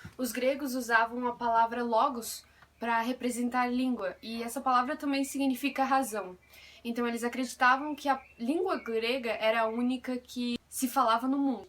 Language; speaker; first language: Portuguese; native; Portuguese